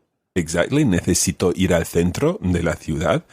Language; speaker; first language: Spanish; non-native, fluent; English